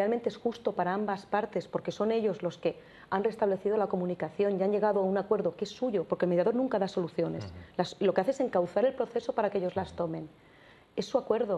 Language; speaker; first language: Spanish; native; Spanish